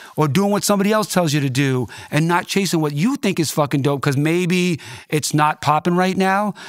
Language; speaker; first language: English; native; English